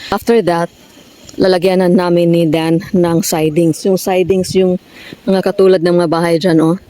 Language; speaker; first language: Filipino; non-native, local second language; Cebuano